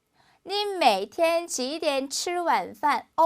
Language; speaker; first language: Chinese; non-native, fluent; Korean